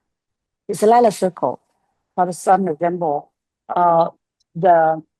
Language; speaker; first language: English; non-native, learner; Vietnamese